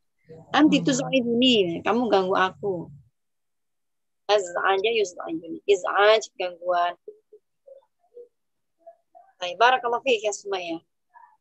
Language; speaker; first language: Arabic; non-native, fluent; Indonesian